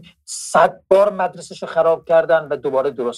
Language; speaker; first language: Persian; native; Persian